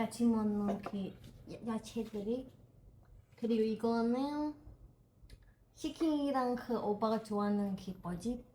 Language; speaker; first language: Korean; non-native, learner; Burmese